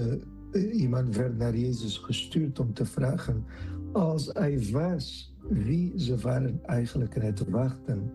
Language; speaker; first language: Dutch; non-native, fluent; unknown